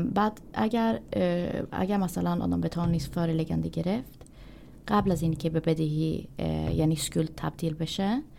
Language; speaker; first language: Persian; early bilingual, other home language; Swedish